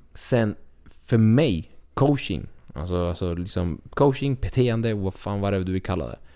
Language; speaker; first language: Swedish; early bilingual, other home language; Spanish